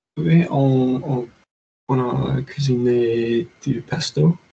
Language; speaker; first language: French; non-native, learner; English